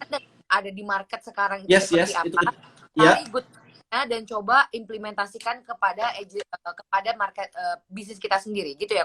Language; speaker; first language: Indonesian; native; Indonesian